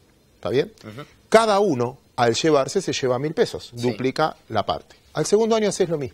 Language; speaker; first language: Spanish; native; Spanish